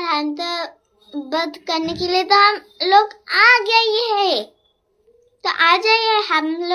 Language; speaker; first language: Hindi; non-native, local second language; Bangla